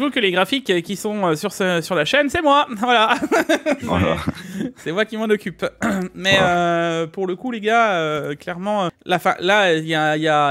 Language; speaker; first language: French; native; French